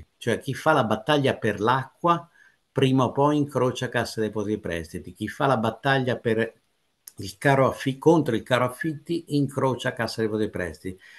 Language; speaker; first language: Italian; native; Italian